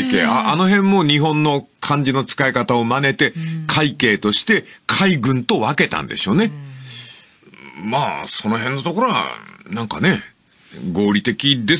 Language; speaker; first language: Japanese; native; Japanese